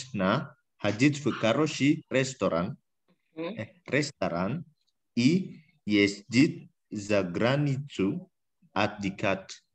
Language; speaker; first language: Russian; non-native, learner; Indonesian